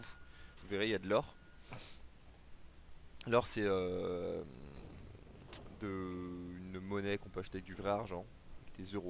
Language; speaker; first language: French; native; French